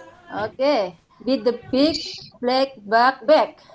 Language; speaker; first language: English; non-native, fluent; Indonesian